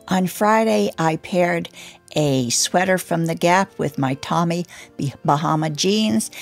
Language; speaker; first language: English; native; English